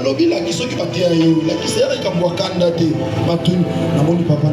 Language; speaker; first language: French; non-native, local second language; Lingala